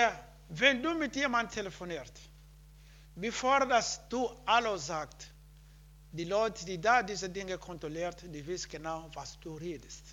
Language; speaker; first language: German; non-native, learner; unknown